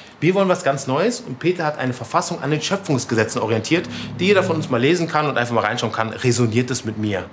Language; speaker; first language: German; native; German